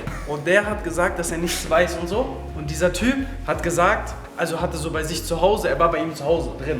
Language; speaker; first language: German; native; German